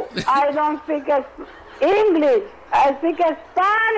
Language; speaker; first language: English; non-native, learner; Spanish